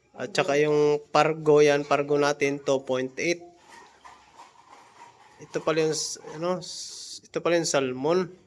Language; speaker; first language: Filipino; non-native, local second language; Hiligaynon